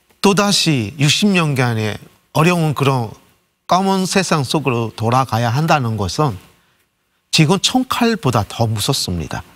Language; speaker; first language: Korean; non-native, fluent; Burmese